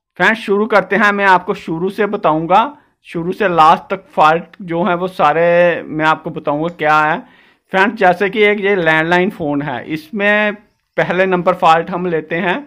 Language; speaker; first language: Hindi; non-native, local second language; Dogri